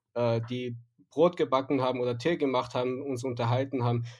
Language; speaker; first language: German; non-native, fluent; Persian